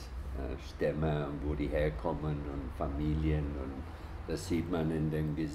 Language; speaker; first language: German; non-native, fluent; English